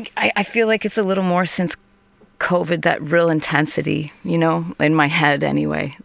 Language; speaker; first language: English; native; English